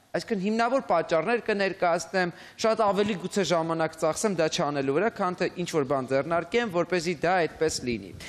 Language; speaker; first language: Armenian; native; Armenian